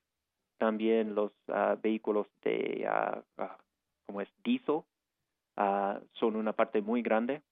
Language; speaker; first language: Spanish; non-native, fluent; English